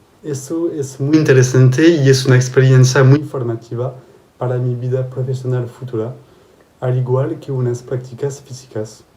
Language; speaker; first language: Spanish; non-native, fluent; French